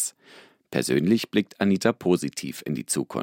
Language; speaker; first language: German; native; German